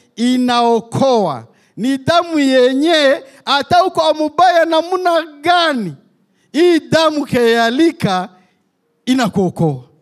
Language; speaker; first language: Swahili; native; Swahili